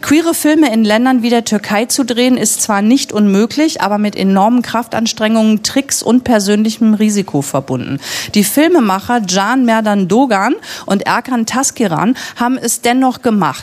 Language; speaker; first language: German; native; German